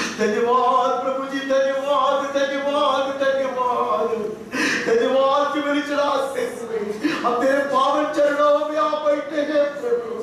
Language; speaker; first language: Hindi; non-native, local second language; Telugu